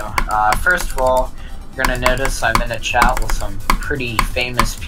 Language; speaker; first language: English; native; English